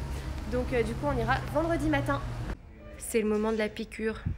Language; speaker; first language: French; native; French